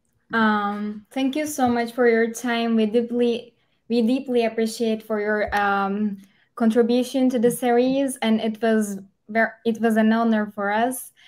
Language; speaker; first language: English; non-native, fluent; Turkish